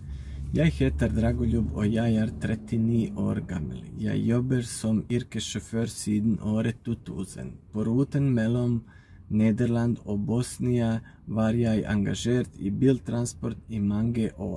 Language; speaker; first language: Norwegian; non-native, learner; Bosnian